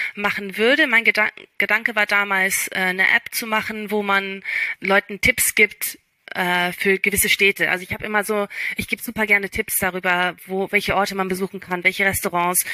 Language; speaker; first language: German; early bilingual, other home language; English